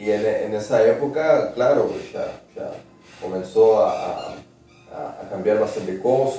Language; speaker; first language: Spanish; non-native, fluent; Portuguese